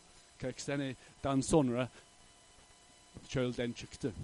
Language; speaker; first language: Turkish; non-native, fluent; English